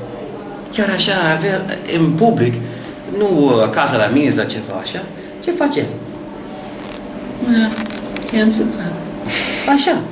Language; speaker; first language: Romanian; non-native, learner; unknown